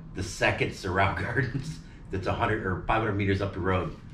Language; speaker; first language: English; native; English